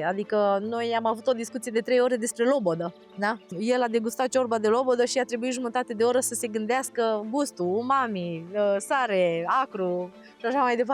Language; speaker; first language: Romanian; native; Romanian